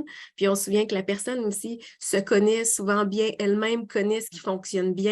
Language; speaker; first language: French; native; French